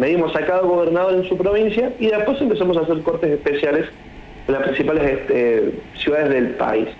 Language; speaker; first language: Spanish; native; Spanish